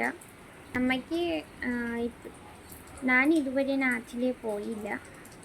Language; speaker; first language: Malayalam; non-native, local second language; Bangla